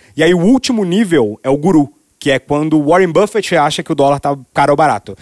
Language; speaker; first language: Portuguese; native; Portuguese